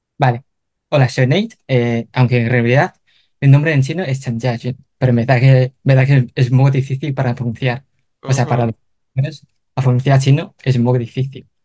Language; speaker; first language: Spanish; non-native, fluent; Cantonese